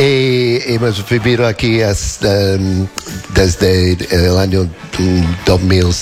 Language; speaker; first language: Spanish; non-native, learner; English